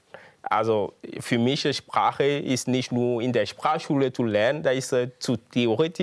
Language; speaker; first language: German; non-native, fluent; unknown